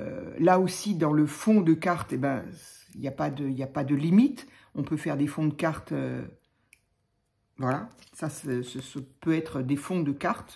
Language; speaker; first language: French; native; French